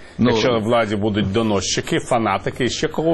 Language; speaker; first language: Ukrainian; native; Ukrainian